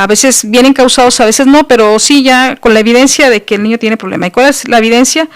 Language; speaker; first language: Spanish; native; Spanish